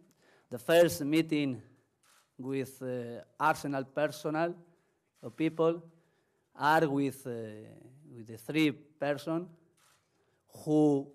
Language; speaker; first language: English; non-native, learner; Spanish